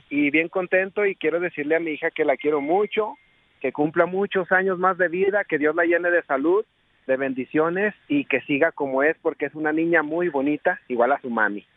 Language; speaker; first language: Spanish; native; Spanish